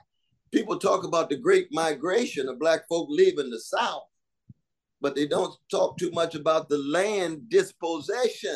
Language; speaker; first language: English; native; English